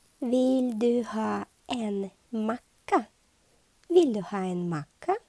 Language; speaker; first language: Swedish; non-native, learner; Ukrainian